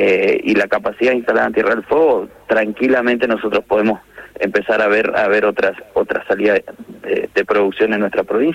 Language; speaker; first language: Spanish; native; Spanish